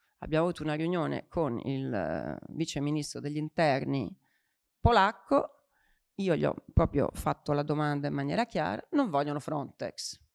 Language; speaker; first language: Italian; native; Italian